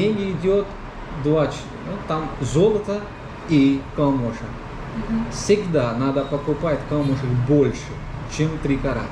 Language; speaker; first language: Russian; non-native, learner; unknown